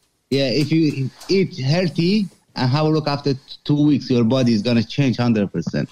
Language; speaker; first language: English; non-native, fluent; Persian